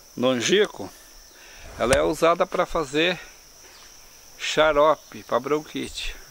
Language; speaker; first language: Portuguese; native; Portuguese